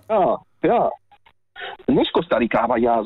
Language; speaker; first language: German; non-native, learner; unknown